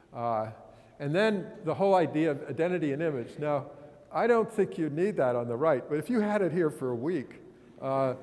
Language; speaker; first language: English; native; English